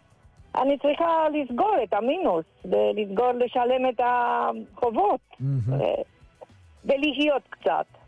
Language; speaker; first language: Hebrew; non-native, fluent; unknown